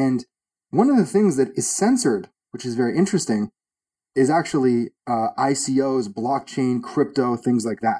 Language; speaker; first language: English; native; English